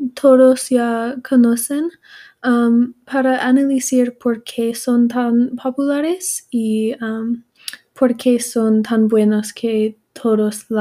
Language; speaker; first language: Spanish; non-native, learner; English